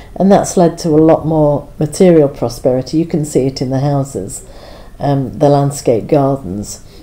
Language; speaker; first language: English; native; English